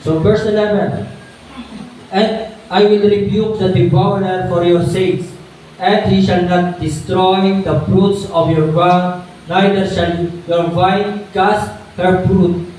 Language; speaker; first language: English; non-native, local second language; Filipino